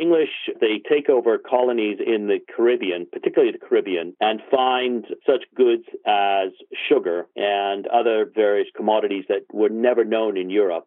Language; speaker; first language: English; native; English